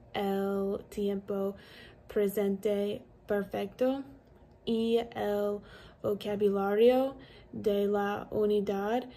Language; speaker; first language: Spanish; non-native, learner; English